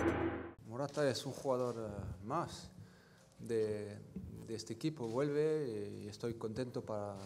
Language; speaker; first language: Spanish; non-native, fluent; French